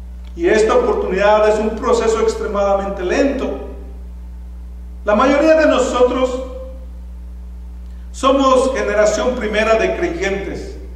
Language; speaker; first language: Spanish; native; Spanish